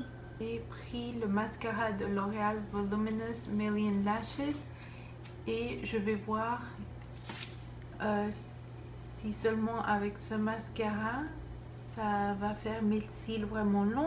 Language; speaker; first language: French; non-native, fluent; Spanish